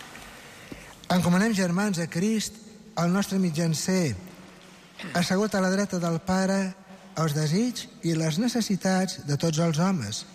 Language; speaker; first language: Catalan; native; Catalan